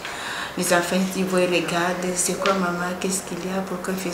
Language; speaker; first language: French; non-native, learner; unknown